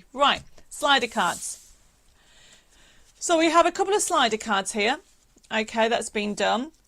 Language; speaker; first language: English; native; English